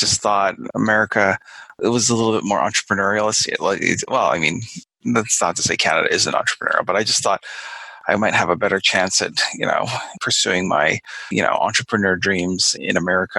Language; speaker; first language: English; native; English